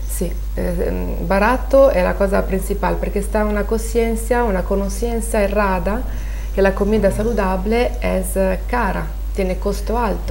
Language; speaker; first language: Spanish; non-native, learner; Italian